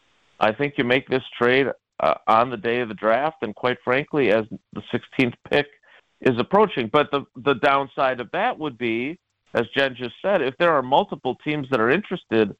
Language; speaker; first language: English; native; English